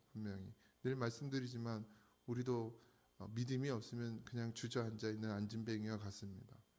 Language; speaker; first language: Korean; native; Korean